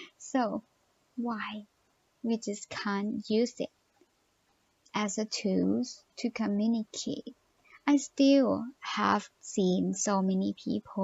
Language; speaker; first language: English; non-native, learner; Thai